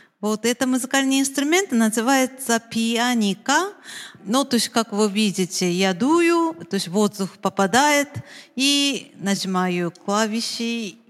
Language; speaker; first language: Russian; non-native, fluent; Japanese